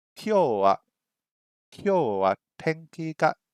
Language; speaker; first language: Japanese; non-native, learner; English